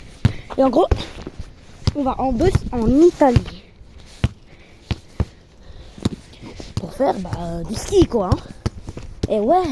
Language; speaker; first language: French; native; French